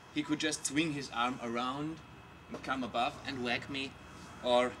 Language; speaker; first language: English; non-native, fluent; German